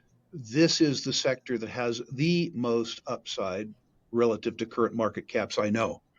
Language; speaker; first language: English; native; English